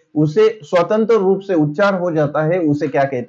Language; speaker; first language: Hindi; non-native, local second language; Marathi